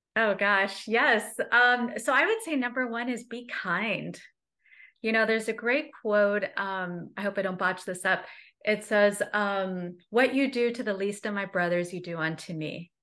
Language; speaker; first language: English; native; English